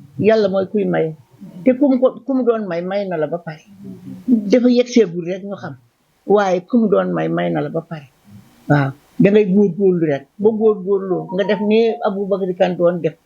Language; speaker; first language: Wolof; non-native, local second language; Fula